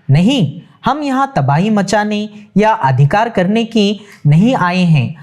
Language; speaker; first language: Hindi; non-native, local second language; Telugu